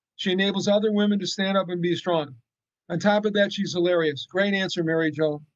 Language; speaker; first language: English; native; English